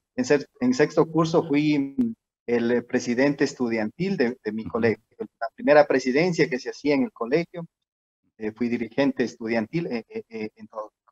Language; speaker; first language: Spanish; native; Spanish